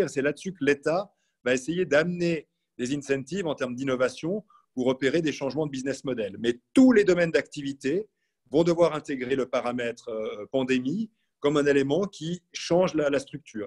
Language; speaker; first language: French; native; French